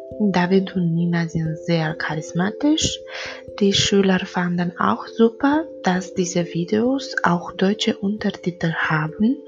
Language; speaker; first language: German; non-native, fluent; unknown